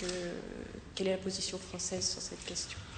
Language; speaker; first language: French; native; French